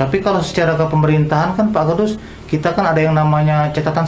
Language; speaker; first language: Malay; native; Malay